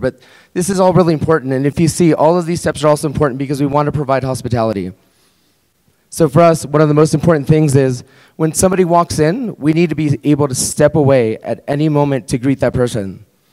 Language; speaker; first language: English; early bilingual, other home language; Spanish